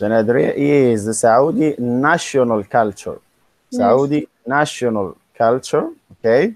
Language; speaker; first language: English; non-native, fluent; Arabic